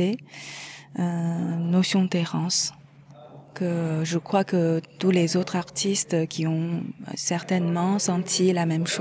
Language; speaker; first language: French; non-native, fluent; Chinese